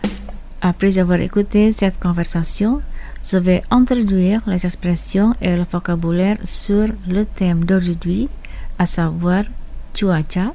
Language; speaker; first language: French; non-native, fluent; Indonesian